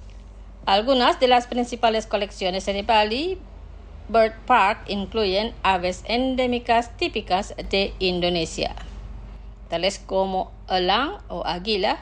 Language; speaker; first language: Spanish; non-native, fluent; Indonesian